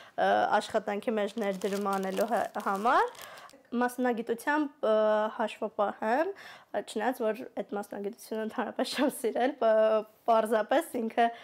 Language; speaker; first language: Armenian; native; Armenian